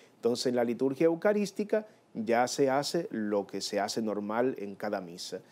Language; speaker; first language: Spanish; native; Spanish